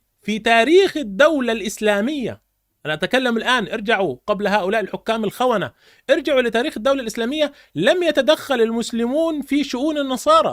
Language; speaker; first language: Arabic; native; Arabic